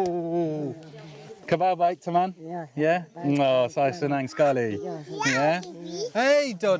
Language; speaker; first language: Indonesian; non-native, learner; English